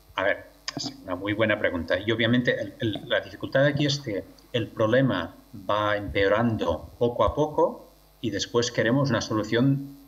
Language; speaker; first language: Spanish; non-native, local second language; Catalan